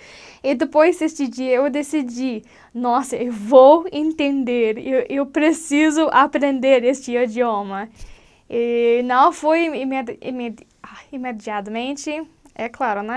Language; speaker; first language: Portuguese; non-native, learner; English